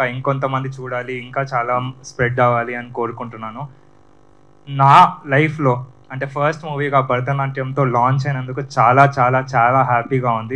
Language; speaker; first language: Telugu; native; Telugu